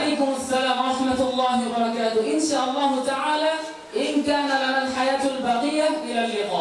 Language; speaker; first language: Arabic; non-native, learner; Bangla